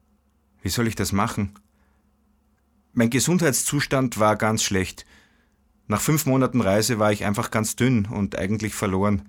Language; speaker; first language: German; non-native, fluent; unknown